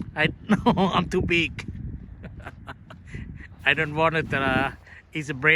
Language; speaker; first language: English; non-native, learner; Lao